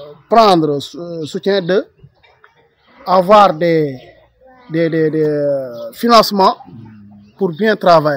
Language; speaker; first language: French; non-native, learner; Wolof